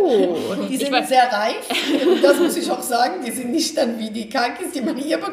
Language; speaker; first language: German; non-native, fluent; Persian